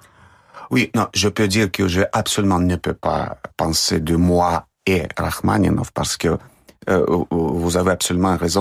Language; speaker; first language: French; non-native, fluent; Russian